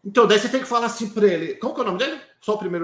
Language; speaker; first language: Portuguese; native; Portuguese